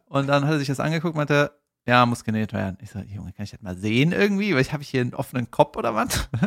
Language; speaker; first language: German; native; German